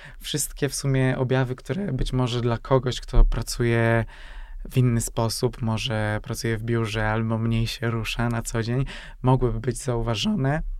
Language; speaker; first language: Polish; non-native, fluent; Hungarian